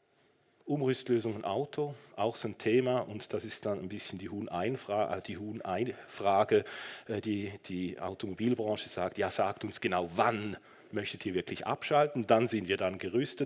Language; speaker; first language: German; native; German